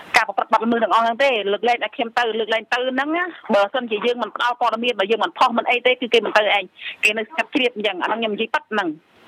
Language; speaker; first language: Khmer; non-native, local second language; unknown